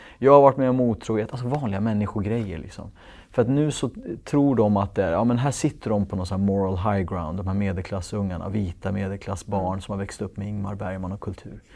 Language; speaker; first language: Swedish; early bilingual, other home language; Kurdish